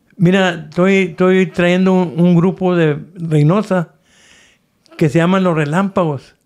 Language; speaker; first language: Spanish; native; Spanish